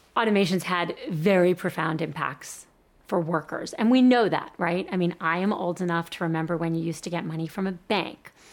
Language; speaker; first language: English; native; English